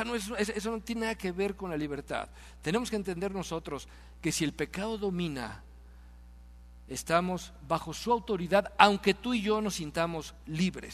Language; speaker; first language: Spanish; native; Spanish